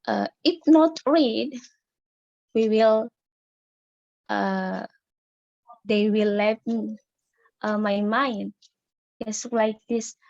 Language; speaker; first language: English; non-native, learner; Indonesian